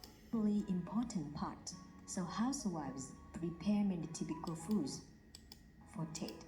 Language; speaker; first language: English; non-native, learner; Vietnamese